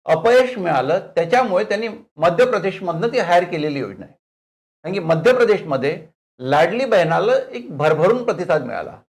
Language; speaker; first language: Marathi; native; Marathi